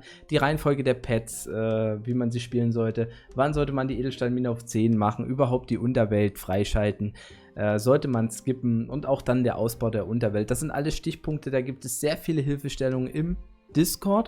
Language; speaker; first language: German; native; German